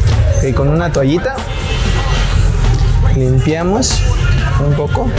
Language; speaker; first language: Spanish; native; Spanish